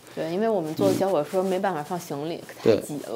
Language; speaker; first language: Chinese; native; Chinese